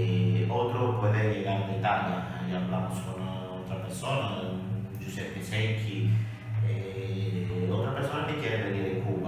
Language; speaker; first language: Spanish; non-native, learner; Italian